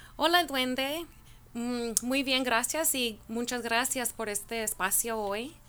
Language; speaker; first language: Spanish; early bilingual, heritage; Spanish